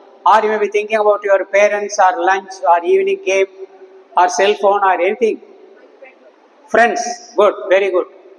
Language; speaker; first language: English; non-native, local second language; Tamil